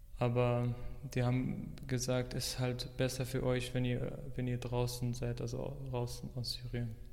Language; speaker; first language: German; non-native, fluent; Arabic